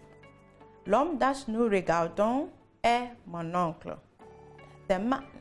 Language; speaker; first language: French; non-native, fluent; English